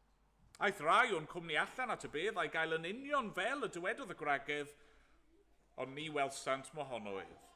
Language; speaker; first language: Welsh; native; Welsh